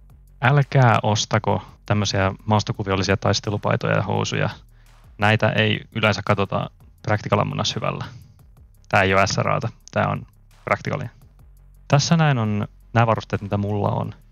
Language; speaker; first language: Finnish; native; Finnish